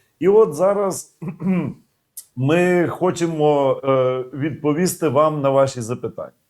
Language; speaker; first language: Ukrainian; native; Ukrainian